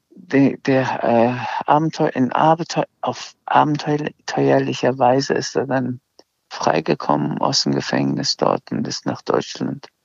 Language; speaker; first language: German; early bilingual, other home language; Azerbaijani